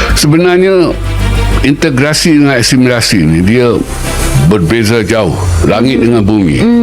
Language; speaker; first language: Malay; native; Malay